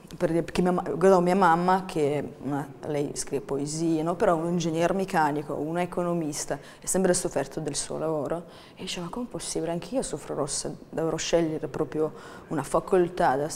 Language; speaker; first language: Italian; non-native, fluent; Ukrainian